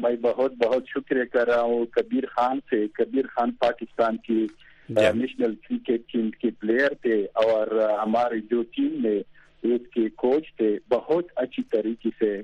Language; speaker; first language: Hindi; non-native, fluent; Pashto